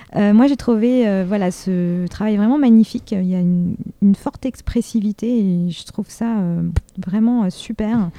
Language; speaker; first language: French; native; French